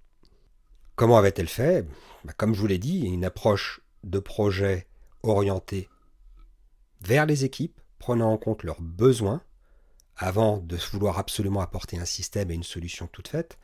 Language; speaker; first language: French; native; French